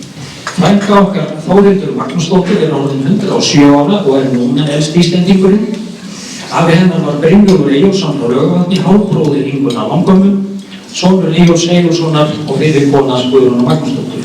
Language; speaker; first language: Icelandic; native; Icelandic